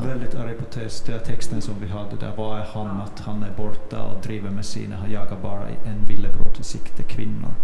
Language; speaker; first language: Swedish; non-native, fluent; Finnish